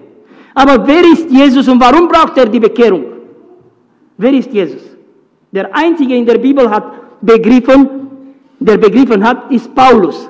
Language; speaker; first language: German; non-native, fluent; Romanian